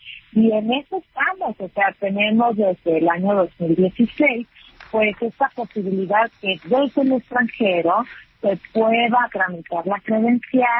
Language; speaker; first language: Spanish; native; Spanish